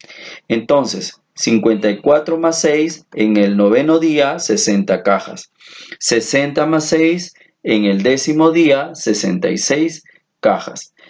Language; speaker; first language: Spanish; native; Spanish